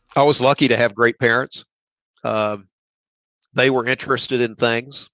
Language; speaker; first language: English; native; English